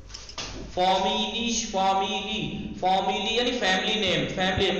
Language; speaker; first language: Persian; non-native, fluent; Urdu